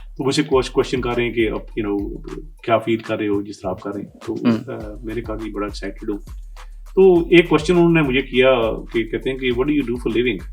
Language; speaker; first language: Urdu; non-native, local second language; Pahari-Potwari